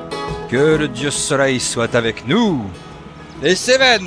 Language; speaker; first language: French; native; French